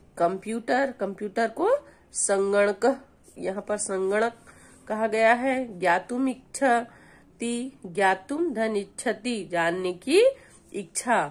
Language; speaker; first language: Hindi; native; Hindi